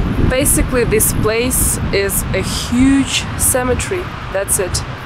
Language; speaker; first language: English; non-native, fluent; Russian